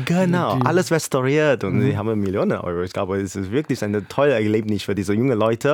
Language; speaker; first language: German; non-native, fluent; English